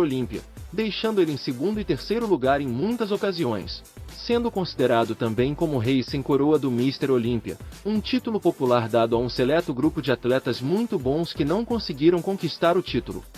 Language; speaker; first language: Portuguese; native; Portuguese